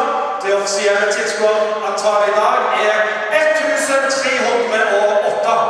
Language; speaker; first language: Norwegian; native; Norwegian